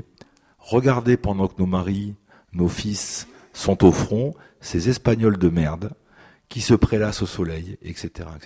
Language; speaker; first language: French; native; French